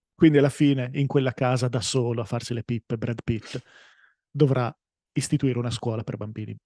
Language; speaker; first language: Italian; native; Italian